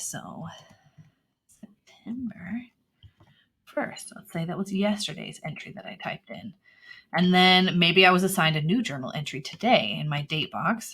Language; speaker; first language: English; native; English